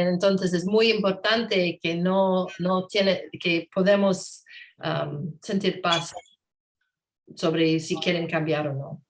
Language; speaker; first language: Spanish; non-native, learner; English